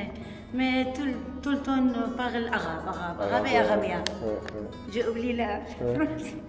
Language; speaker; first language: French; non-native, learner; Arabic